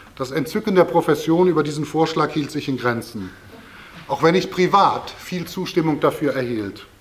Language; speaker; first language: German; native; German